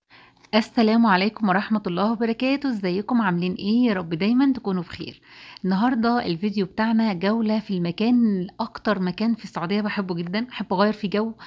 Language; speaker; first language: Arabic; native; Arabic